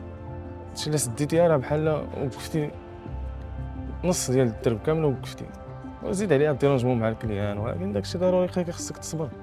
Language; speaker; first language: Arabic; native; Arabic